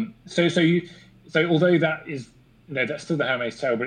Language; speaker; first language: English; native; English